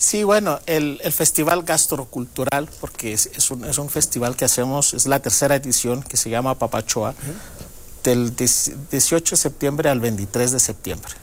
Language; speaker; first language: Spanish; non-native, fluent; Greek